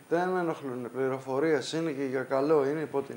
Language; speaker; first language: Greek; native; Greek